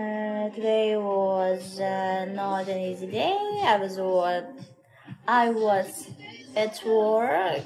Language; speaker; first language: English; non-native, learner; Russian